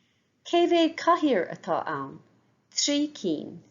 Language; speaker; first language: Irish; non-native, fluent; English